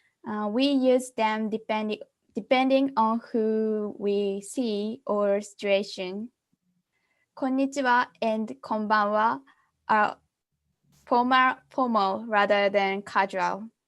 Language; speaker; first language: English; non-native, fluent; Japanese